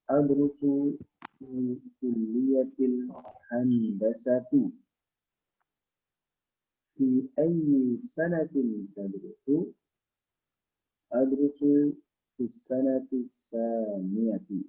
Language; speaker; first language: Arabic; non-native, fluent; Indonesian